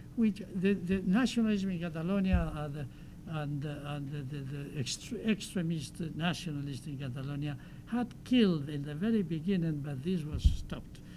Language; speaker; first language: English; non-native, fluent; Spanish